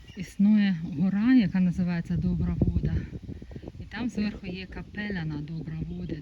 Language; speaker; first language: Ukrainian; native; Ukrainian